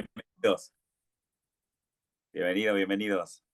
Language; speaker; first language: Spanish; native; Spanish